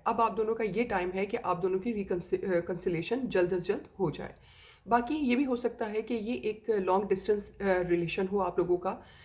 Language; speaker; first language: Hindi; native; Hindi